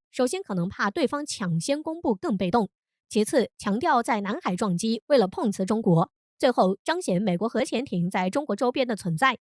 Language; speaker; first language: Chinese; native; Chinese